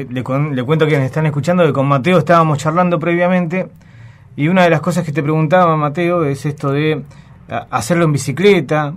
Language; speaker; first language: Spanish; native; Spanish